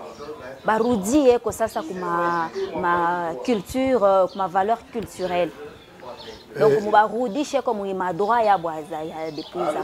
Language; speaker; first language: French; non-native, local second language; Swahili